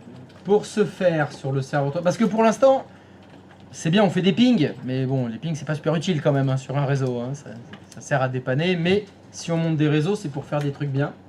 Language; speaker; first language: French; native; French